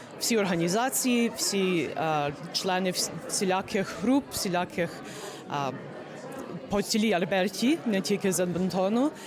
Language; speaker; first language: Ukrainian; early bilingual, heritage; English